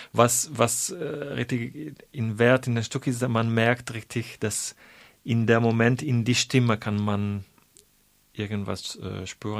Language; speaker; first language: German; non-native, fluent; Italian